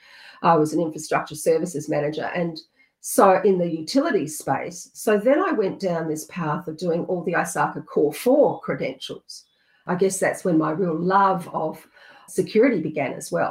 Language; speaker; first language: English; native; English